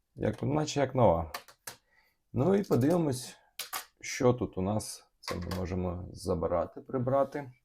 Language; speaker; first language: Ukrainian; non-native, local second language; Russian